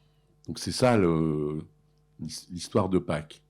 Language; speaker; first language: French; early bilingual, other home language; Arabic